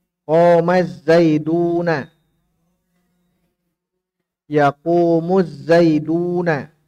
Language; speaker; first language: Arabic; non-native, learner; Indonesian